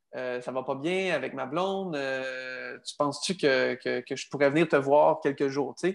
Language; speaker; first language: French; native; French